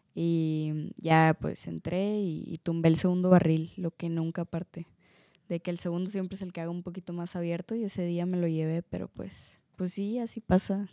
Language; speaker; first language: Spanish; native; Spanish